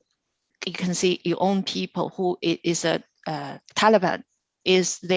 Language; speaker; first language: English; non-native, fluent; Chinese